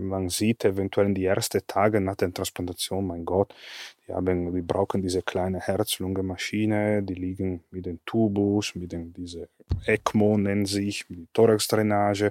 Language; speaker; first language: German; non-native, fluent; Italian